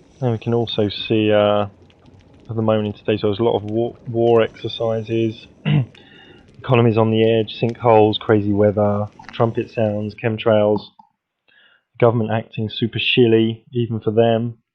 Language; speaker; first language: English; native; English